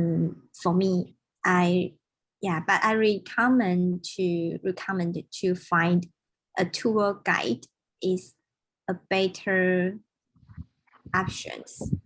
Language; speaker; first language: English; non-native, learner; Chinese